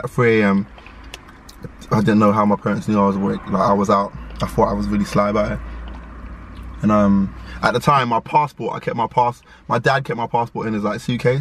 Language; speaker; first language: English; native; English